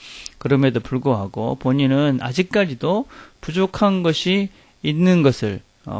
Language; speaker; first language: Korean; native; Korean